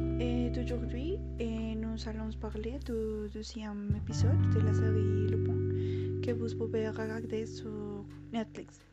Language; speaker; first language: French; non-native, learner; Spanish